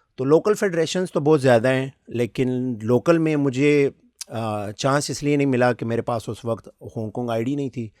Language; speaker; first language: Urdu; non-native, local second language; Pashto